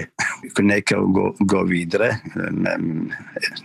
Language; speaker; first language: Norwegian; non-native, learner; Arabic